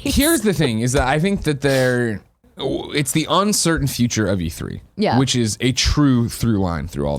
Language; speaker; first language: English; native; English